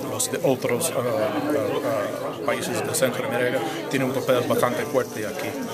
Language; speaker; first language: Spanish; non-native, fluent; English